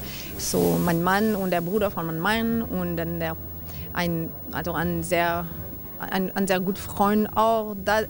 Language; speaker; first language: German; non-native, learner; French